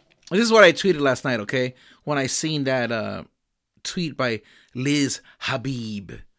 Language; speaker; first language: English; early bilingual, other home language; Spanish